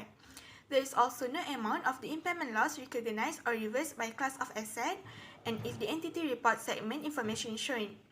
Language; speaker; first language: English; non-native, local second language; Malay